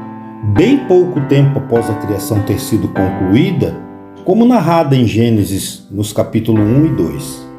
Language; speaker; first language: Portuguese; native; Portuguese